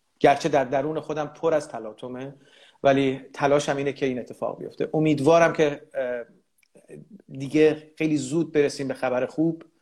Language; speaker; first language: Persian; native; Persian